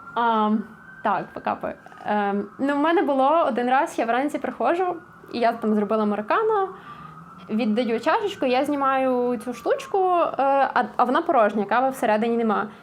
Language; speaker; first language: Ukrainian; native; Ukrainian